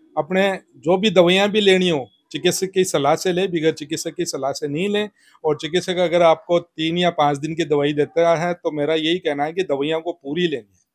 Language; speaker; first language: Hindi; native; Hindi